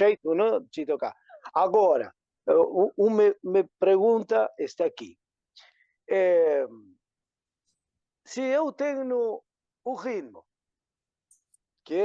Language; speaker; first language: Portuguese; non-native, learner; Spanish